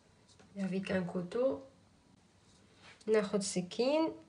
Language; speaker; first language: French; non-native, local second language; Arabic